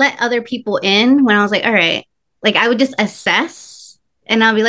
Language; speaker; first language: English; early bilingual, other home language; Spanish